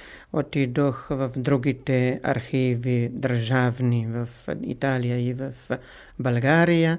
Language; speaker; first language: Bulgarian; non-native, fluent; Italian